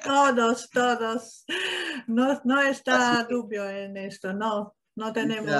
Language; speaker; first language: Spanish; non-native, learner; Italian